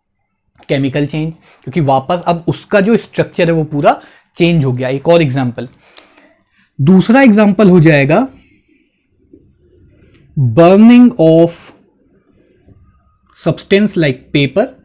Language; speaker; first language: Hindi; native; Hindi